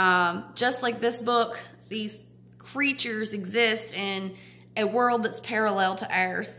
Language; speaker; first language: English; native; English